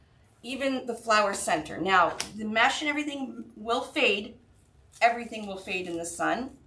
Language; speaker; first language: English; native; English